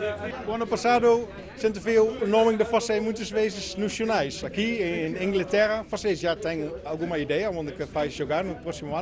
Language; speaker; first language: Portuguese; non-native, fluent; Dutch